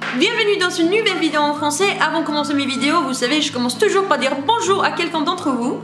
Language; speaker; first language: French; non-native, learner; Spanish